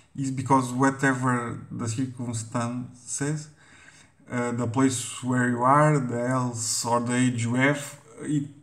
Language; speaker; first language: English; non-native, fluent; Portuguese